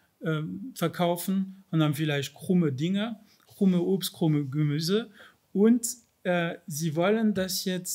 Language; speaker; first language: German; non-native, fluent; French